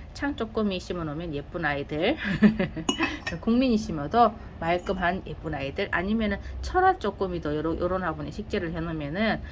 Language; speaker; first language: Korean; native; Korean